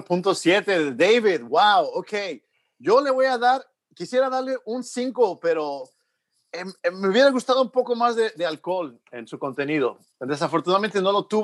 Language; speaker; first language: Spanish; early bilingual, heritage; Spanish